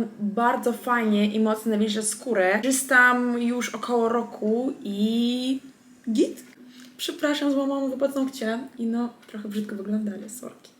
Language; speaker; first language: Polish; non-native, fluent; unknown